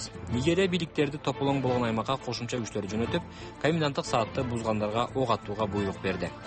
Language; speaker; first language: Kyrgyz; native; Kyrgyz